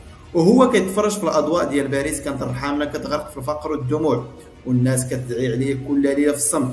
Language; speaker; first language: Arabic; native; Arabic